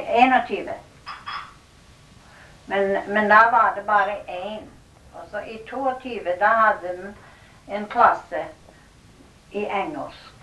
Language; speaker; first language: Norwegian; early bilingual, heritage; Norwegian